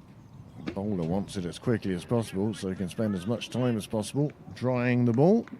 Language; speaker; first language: English; native; English